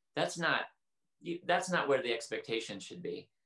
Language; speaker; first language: English; native; English